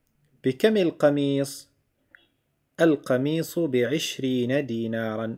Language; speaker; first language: Arabic; non-native, fluent; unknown